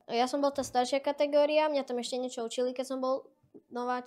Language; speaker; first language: Slovak; early bilingual, heritage; Slovak